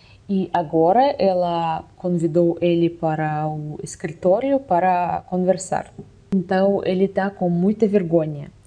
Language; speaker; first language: Portuguese; non-native, fluent; Russian